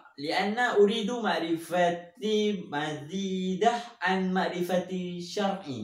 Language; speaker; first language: Arabic; non-native, learner; Malay